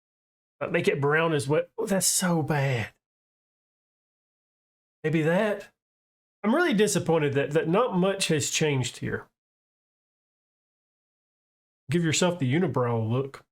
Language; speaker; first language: English; native; English